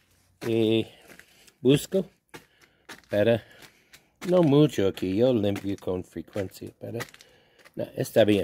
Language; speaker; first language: Spanish; non-native, learner; English